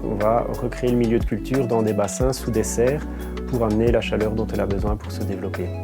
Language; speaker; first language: French; native; French